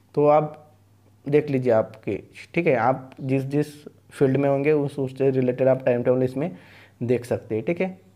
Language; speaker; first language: Hindi; non-native, local second language; Marathi